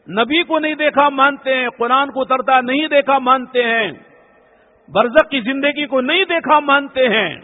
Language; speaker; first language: Urdu; native; Urdu